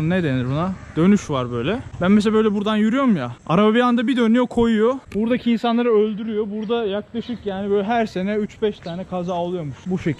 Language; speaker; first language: Turkish; native; Turkish